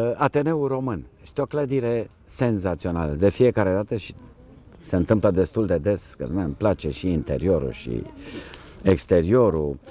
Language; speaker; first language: Romanian; native; Romanian